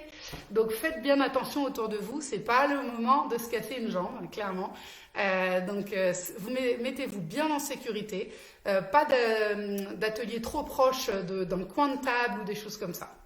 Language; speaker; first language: French; native; French